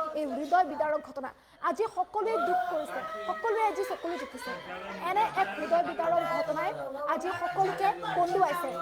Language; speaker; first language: Assamese; native; Assamese